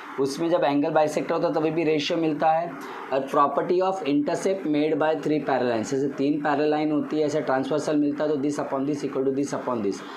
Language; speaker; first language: Hindi; non-native, local second language; Marathi